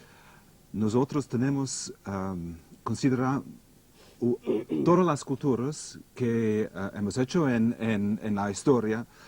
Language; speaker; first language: Spanish; non-native, fluent; English